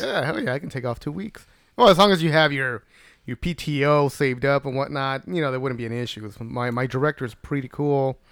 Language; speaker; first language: English; early bilingual, other home language; Spanish